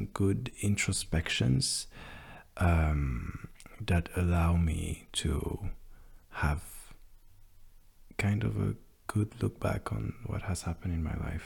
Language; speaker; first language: English; non-native, fluent; French